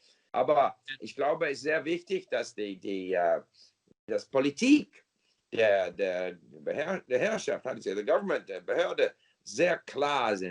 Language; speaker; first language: German; non-native, fluent; English